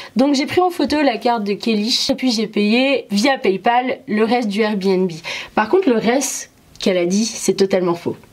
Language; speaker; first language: French; early bilingual, other home language; Arabic